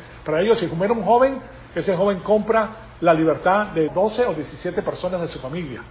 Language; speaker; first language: Spanish; native; Spanish